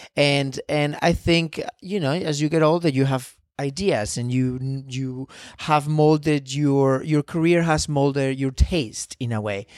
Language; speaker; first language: English; non-native, fluent; Spanish